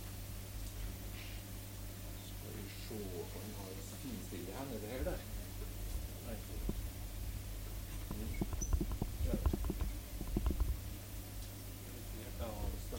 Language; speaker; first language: Norwegian; native; Norwegian